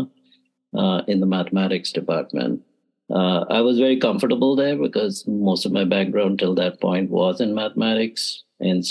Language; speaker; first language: English; native; English